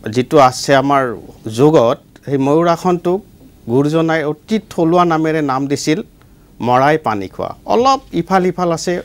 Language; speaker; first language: Assamese; native; Assamese